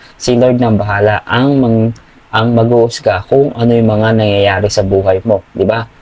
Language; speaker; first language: Filipino; non-native, local second language; Pampanga